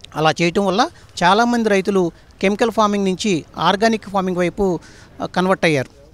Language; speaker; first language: Telugu; native; Telugu